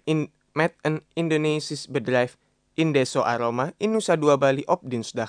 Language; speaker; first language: Dutch; non-native, fluent; Indonesian